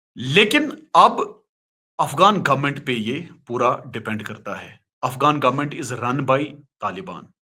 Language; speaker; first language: Urdu; non-native, local second language; Kashmiri